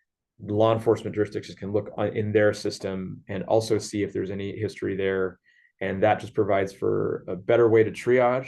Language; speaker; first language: English; native; English